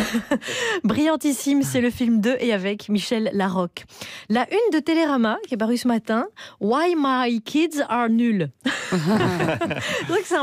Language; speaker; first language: French; native; French